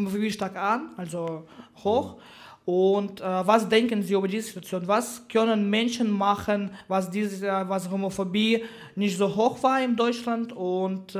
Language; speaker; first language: German; non-native, learner; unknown